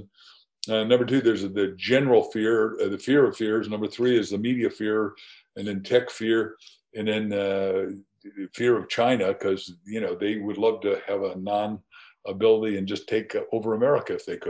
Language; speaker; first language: English; native; English